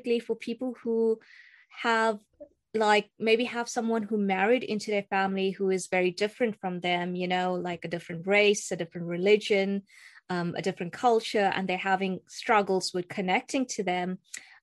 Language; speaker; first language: English; native; English